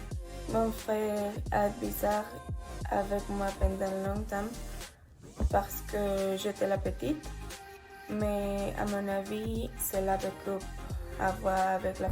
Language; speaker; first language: French; non-native, learner; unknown